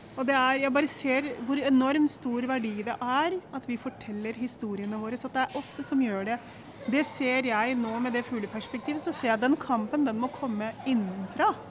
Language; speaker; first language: Norwegian; early bilingual, other home language; Urdu